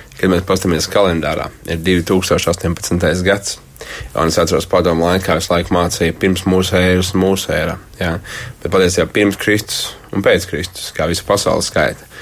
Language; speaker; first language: Latvian; native; Latvian